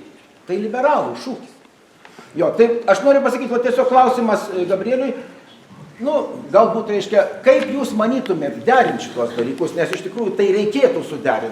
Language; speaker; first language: Lithuanian; native; Lithuanian